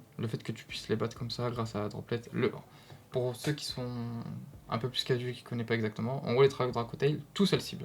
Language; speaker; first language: French; native; French